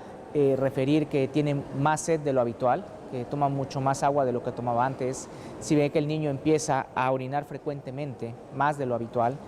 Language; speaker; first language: Spanish; native; Spanish